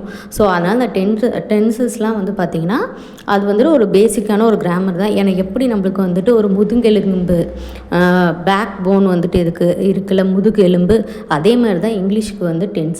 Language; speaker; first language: Tamil; native; Tamil